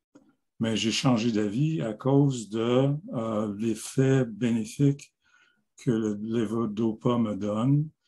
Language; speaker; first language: French; non-native, local second language; English